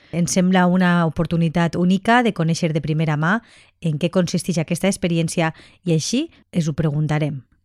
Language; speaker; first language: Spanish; non-native, local second language; Catalan